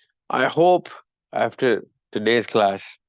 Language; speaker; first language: English; non-native, local second language; Urdu